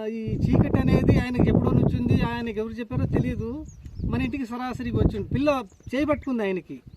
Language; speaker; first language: Telugu; non-native, local second language; Lambadi